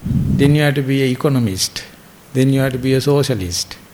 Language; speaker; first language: English; non-native, local second language; Sinhala